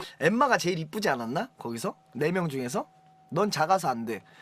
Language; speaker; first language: Korean; native; Korean